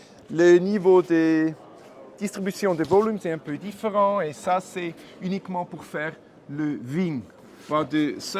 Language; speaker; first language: French; non-native, fluent; German